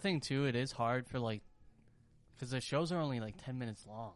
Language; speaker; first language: English; native; English